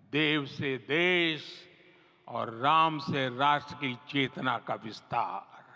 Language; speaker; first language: Hindi; non-native, local second language; Gujarati